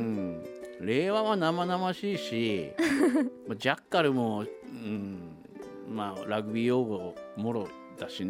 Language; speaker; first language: Japanese; native; Japanese